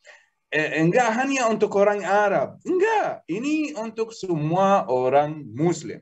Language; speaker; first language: Indonesian; non-native, learner; Arabic